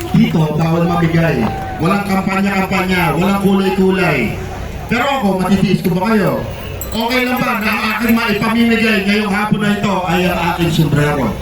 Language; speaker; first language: Filipino; native; Filipino